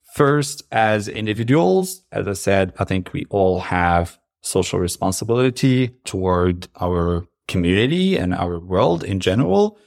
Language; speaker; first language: English; non-native, fluent; Arabic